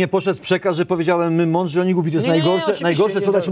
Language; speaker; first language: Polish; native; Polish